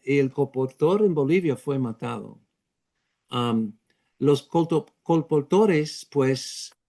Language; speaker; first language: Spanish; non-native, fluent; English